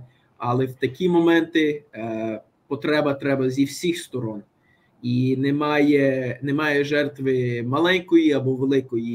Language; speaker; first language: Ukrainian; early bilingual, heritage; Ukrainian